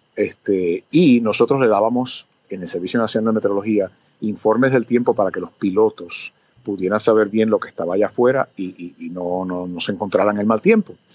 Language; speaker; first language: Spanish; early bilingual, other home language; English